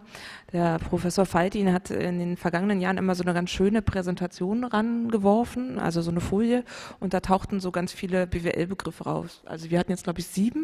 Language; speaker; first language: German; native; German